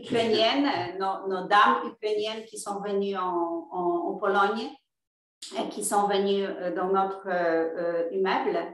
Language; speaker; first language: French; non-native, fluent; Polish